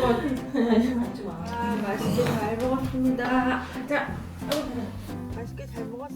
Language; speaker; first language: Korean; native; Korean